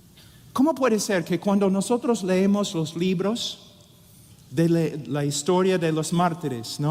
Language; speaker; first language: Spanish; non-native, fluent; English